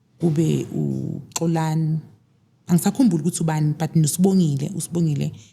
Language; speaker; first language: Zulu; native; Zulu